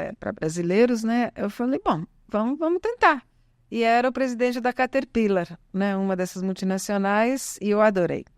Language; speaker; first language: Portuguese; early bilingual, other home language; Italian